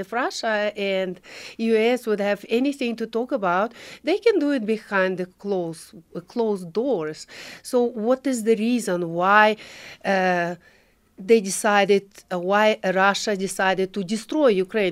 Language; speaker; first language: English; non-native, fluent; Ukrainian